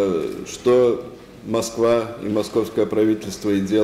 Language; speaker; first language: Russian; non-native, fluent; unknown